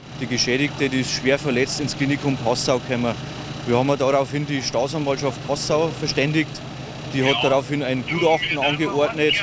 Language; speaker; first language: German; native; German